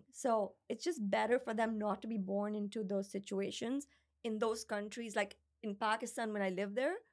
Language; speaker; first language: English; non-native, local second language; Urdu